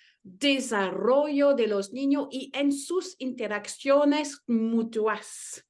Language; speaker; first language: Spanish; non-native, learner; French